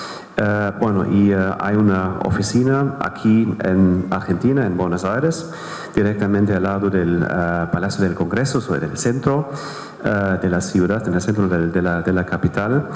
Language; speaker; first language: Spanish; non-native, fluent; German